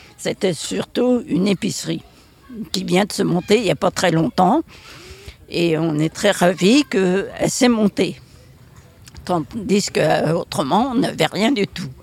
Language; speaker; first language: French; native; French